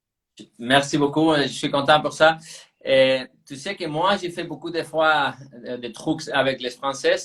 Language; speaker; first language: French; non-native, fluent; Spanish